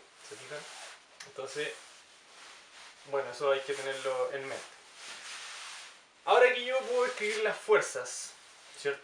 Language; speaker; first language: Spanish; native; Spanish